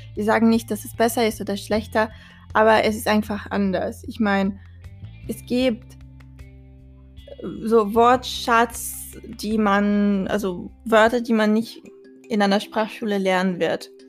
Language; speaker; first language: German; non-native, fluent; Portuguese